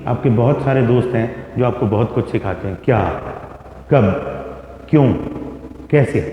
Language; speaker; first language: Hindi; native; Hindi